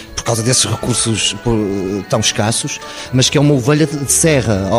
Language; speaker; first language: Portuguese; native; Portuguese